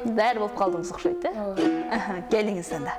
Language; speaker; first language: Kyrgyz; native; Kyrgyz